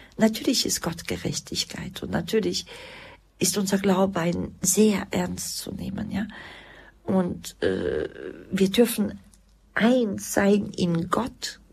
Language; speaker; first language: German; early bilingual, other home language; Croatian